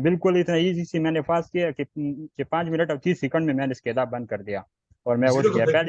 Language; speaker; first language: Hindi; non-native, learner; Pashto